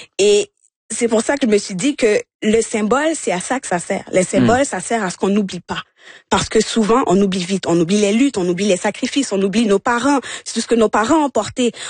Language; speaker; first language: French; early bilingual, other home language; Haitian Creole